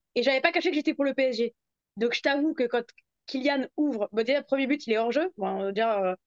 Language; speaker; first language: French; native; French